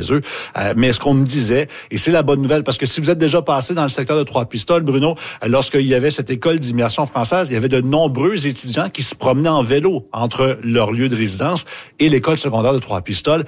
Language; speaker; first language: French; native; French